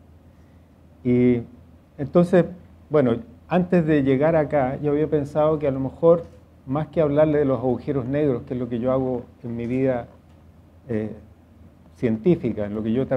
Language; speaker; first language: Spanish; native; Spanish